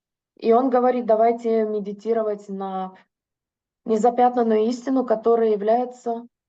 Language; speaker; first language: Russian; native; Russian